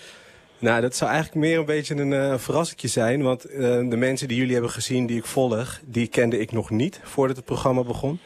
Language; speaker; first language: Dutch; native; Dutch